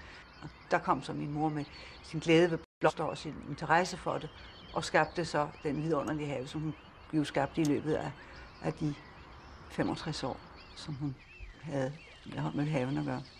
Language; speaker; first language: Danish; native; Danish